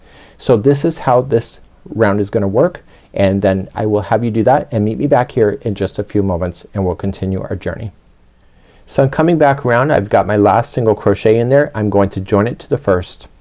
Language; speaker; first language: English; native; English